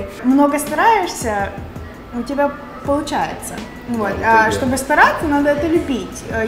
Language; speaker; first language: Russian; early bilingual, other home language; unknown